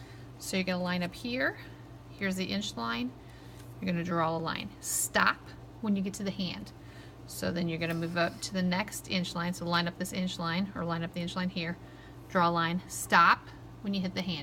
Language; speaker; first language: English; native; English